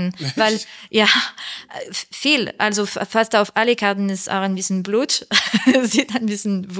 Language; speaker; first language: German; non-native, learner; French